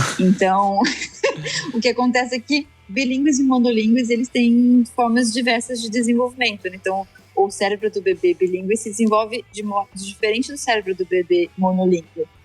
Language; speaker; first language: Portuguese; native; Portuguese